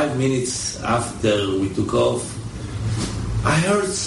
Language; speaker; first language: English; early bilingual, other home language; French